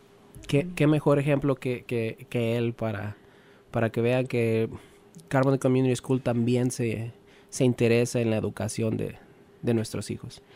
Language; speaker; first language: Spanish; native; Spanish